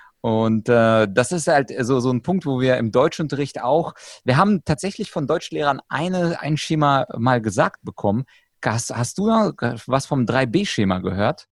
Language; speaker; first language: German; early bilingual, other home language; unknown